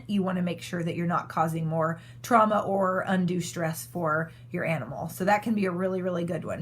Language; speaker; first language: English; native; English